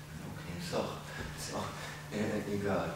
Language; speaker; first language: German; native; German